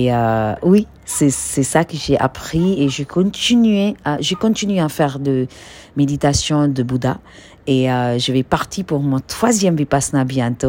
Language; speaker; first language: French; non-native, learner; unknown